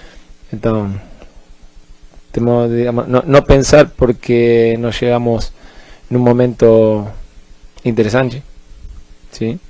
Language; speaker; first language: Portuguese; non-native, fluent; Spanish